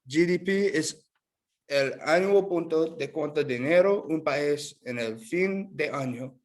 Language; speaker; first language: Spanish; non-native, learner; English